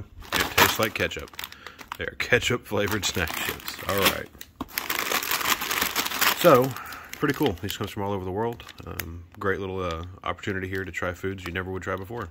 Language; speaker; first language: English; native; English